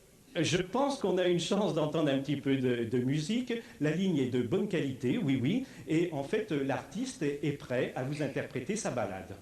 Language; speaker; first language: French; native; French